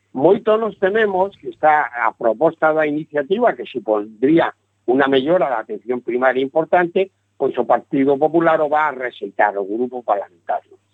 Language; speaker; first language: Galician; non-native, local second language; Spanish